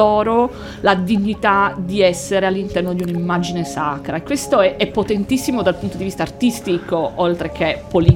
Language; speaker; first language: Italian; native; Italian